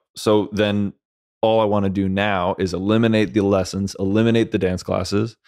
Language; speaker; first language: English; early bilingual, other home language; Swedish